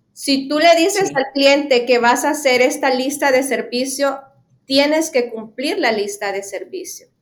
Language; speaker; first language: Spanish; native; Spanish